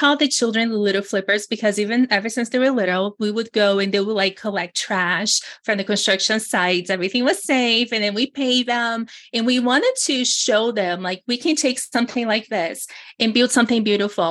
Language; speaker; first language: English; non-native, fluent; Portuguese